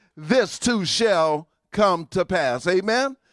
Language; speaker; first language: English; native; English